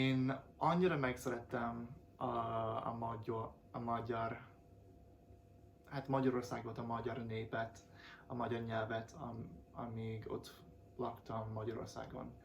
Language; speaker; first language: Hungarian; non-native, fluent; English